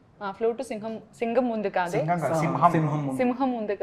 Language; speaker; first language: Telugu; non-native, learner; Malayalam